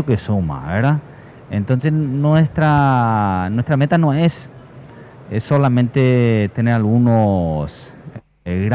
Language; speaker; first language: Spanish; native; Spanish